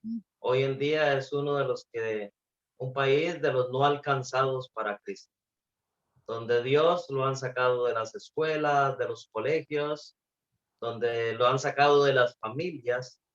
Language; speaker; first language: Spanish; non-native, fluent; Portuguese